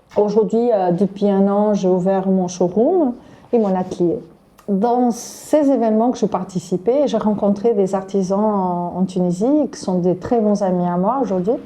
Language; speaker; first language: French; non-native, fluent; Portuguese